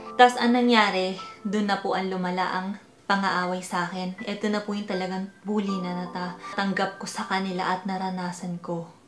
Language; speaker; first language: Filipino; early bilingual, heritage; Filipino